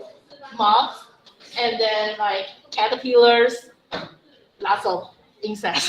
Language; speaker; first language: English; non-native, fluent; Chinese